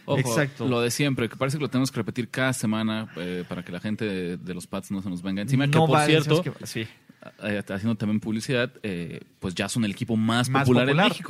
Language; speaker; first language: Spanish; native; Spanish